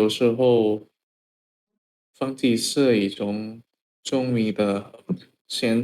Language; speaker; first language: Chinese; non-native, learner; Indonesian